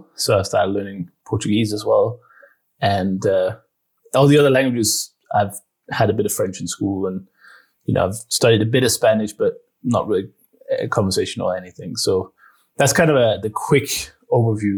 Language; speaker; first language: English; non-native, fluent; Danish